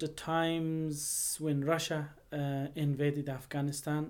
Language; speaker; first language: English; non-native, fluent; Persian